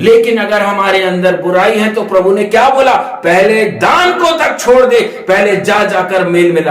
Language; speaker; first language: Hindi; native; Hindi